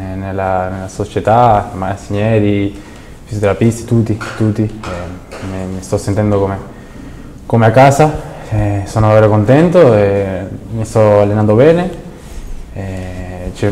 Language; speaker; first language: Italian; non-native, fluent; Spanish